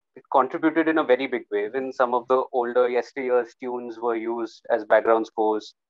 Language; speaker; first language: English; non-native, local second language; Hindi